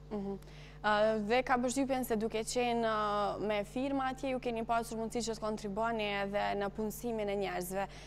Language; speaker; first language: Albanian; native; Albanian